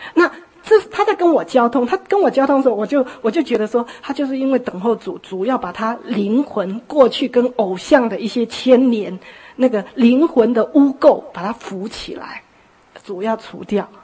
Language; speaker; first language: Chinese; native; Chinese